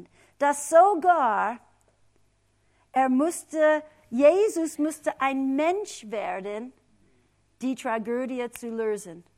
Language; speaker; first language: German; non-native, fluent; English